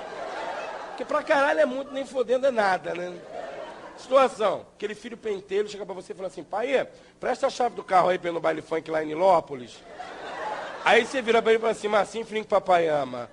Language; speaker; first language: Portuguese; native; Portuguese